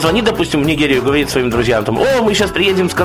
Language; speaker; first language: Russian; native; Russian